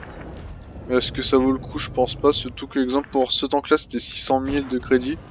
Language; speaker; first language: French; native; French